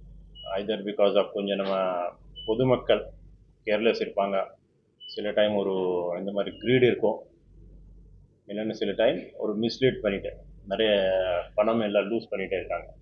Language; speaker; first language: Tamil; non-native, fluent; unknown